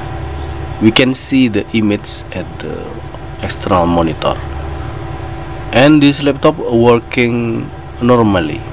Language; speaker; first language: English; non-native, learner; Indonesian